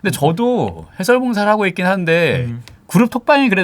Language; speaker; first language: Korean; native; Korean